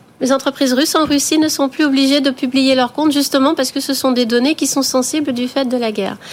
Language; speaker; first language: French; native; French